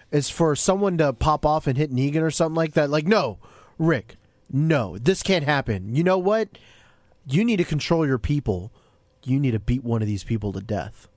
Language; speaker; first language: English; native; English